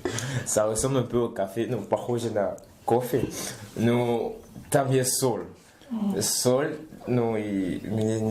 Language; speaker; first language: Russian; non-native, learner; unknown